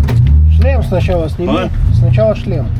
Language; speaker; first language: Russian; native; Russian